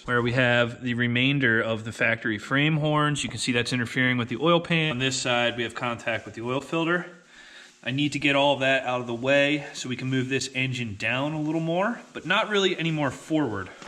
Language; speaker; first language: English; native; English